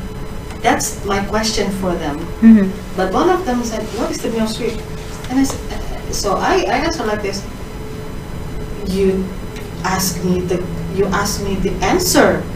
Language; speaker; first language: English; non-native, fluent; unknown